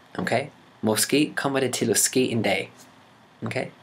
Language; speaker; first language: Danish; non-native, fluent; English